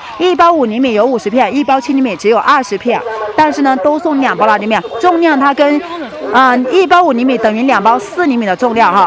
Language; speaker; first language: Chinese; native; Chinese